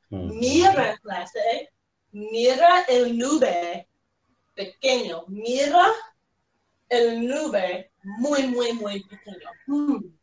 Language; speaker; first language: Spanish; non-native, fluent; English